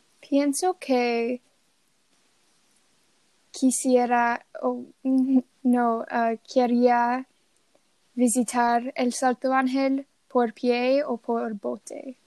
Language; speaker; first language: Spanish; non-native, learner; English